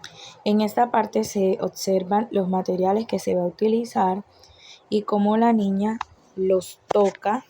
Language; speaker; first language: Spanish; native; Spanish